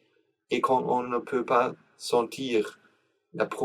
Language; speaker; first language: French; non-native, learner; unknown